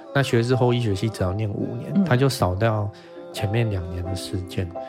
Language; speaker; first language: Chinese; native; Chinese